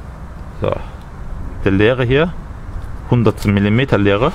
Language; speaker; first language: German; early bilingual, other home language; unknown